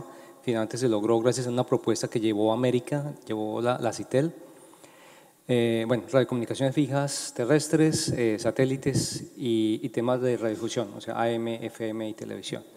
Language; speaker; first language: Spanish; native; Spanish